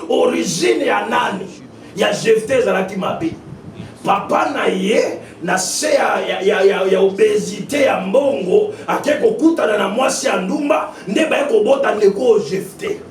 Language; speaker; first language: Lingala; native; Lingala